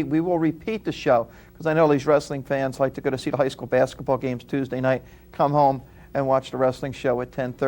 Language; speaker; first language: English; native; English